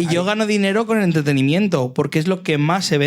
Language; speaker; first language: Spanish; native; Spanish